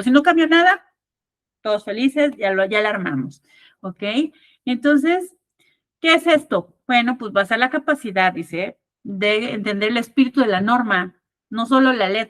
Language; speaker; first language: Spanish; native; Spanish